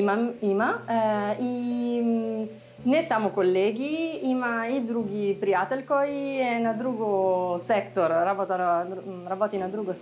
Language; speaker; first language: Bulgarian; non-native, learner; Italian